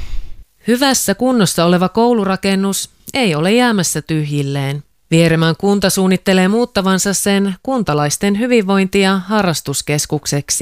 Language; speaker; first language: Finnish; native; Finnish